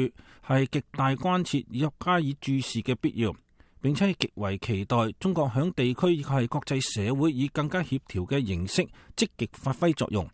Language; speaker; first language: Chinese; native; Chinese